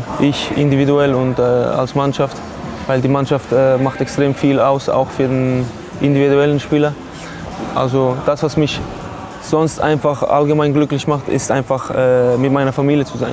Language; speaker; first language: German; non-native, fluent; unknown